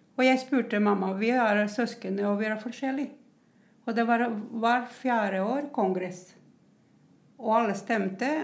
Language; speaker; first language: Norwegian; non-native, fluent; Croatian